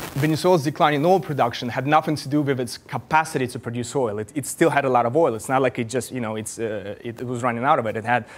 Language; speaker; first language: English; non-native, fluent; Russian